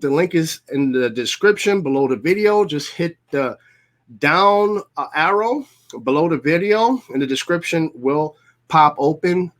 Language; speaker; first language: English; native; English